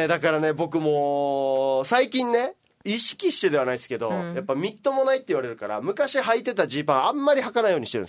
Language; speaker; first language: Japanese; native; Japanese